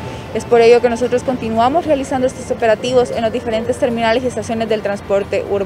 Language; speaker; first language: Spanish; native; Spanish